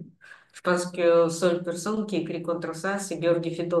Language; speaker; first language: French; non-native, fluent; Russian